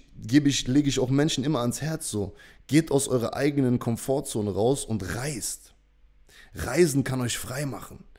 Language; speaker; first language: German; native; German